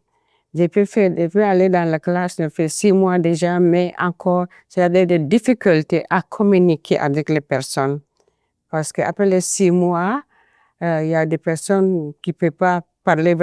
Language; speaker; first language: French; non-native, fluent; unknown